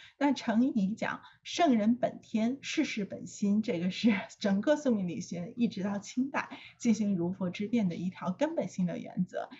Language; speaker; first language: Chinese; native; Chinese